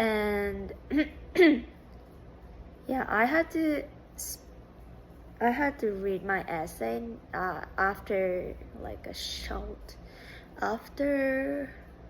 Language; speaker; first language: English; non-native, fluent; Japanese